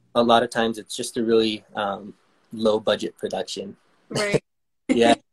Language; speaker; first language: English; native; English